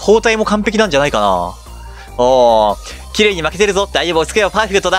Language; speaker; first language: Japanese; native; Japanese